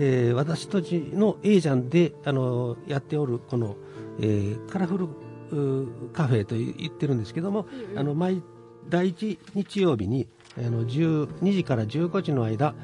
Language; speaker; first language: Japanese; native; Japanese